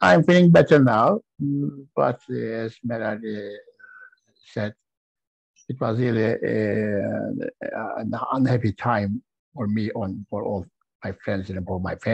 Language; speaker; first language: English; non-native, learner; Turkish